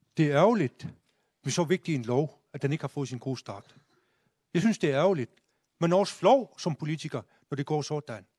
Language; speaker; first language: Danish; non-native, local second language; Kalaallisut